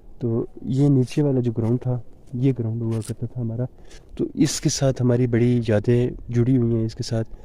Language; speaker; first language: Urdu; non-native, local second language; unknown